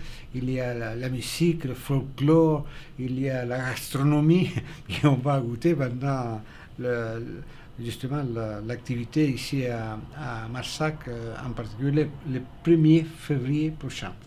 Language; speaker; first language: French; non-native, fluent; Spanish